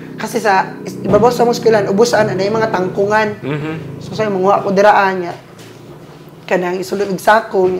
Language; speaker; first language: Cebuano; native; Cebuano